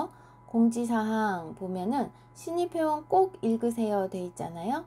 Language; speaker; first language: Korean; native; Korean